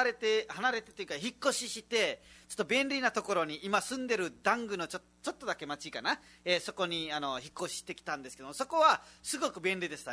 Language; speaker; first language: Japanese; non-native, fluent; Nepali